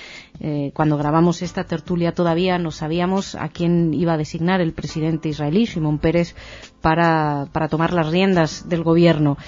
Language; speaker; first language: Spanish; native; Spanish